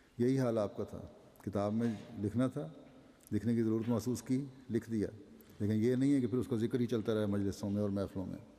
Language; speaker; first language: Urdu; native; Urdu